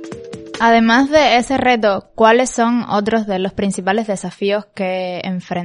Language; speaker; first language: Spanish; native; Spanish